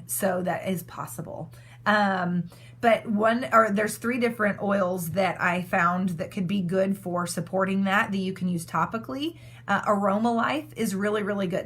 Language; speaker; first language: English; native; English